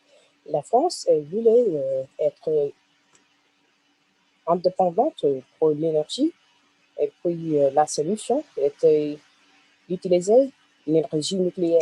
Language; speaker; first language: French; non-native, learner; English